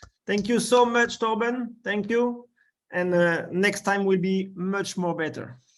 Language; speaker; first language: English; non-native, learner; French